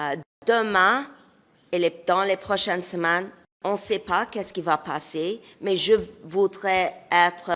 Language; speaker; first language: French; non-native, local second language; English